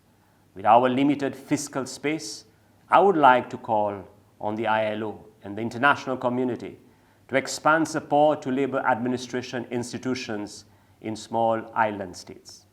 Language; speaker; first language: English; non-native, local second language; Seselwa Creole French